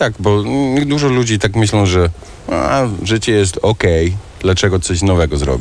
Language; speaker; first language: Polish; early bilingual, heritage; German